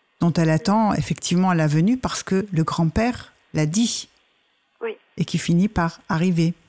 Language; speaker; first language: French; native; French